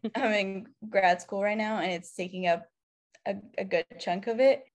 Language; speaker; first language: English; non-native, fluent; Arabic